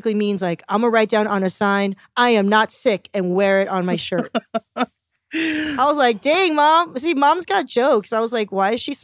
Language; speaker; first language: English; early bilingual, other home language; Chinese